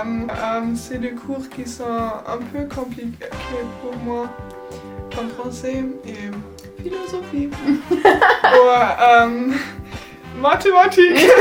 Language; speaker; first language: French; non-native, learner; German